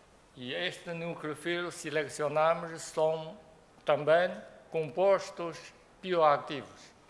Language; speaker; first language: Portuguese; non-native, fluent; Chinese